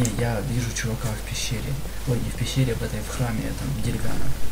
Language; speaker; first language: Russian; native; Russian